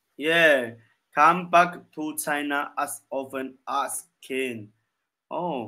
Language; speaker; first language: English; non-native, learner; Chinese